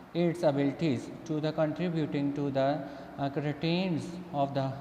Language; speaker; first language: English; non-native, local second language; Punjabi